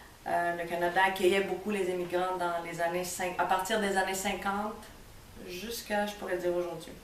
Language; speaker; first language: French; early bilingual, other home language; Greek